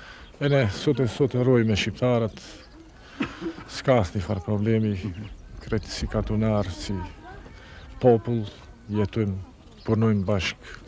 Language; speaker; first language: Albanian; non-native, local second language; Bosnian